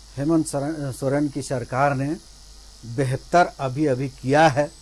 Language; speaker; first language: Hindi; native; Hindi